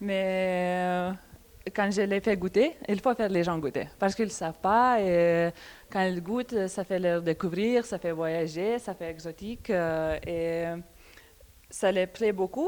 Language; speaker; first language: French; non-native, fluent; Lithuanian